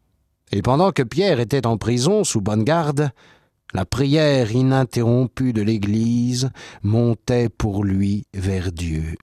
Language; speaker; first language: French; native; French